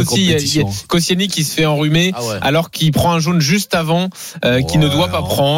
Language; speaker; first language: French; native; French